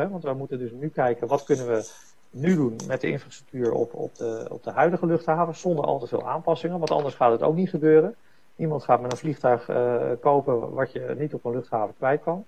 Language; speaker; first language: Dutch; native; Dutch